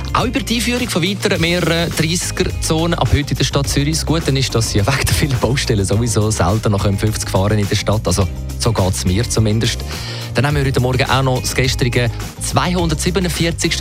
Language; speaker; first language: German; native; German